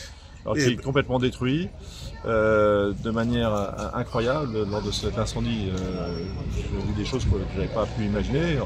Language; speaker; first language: French; native; French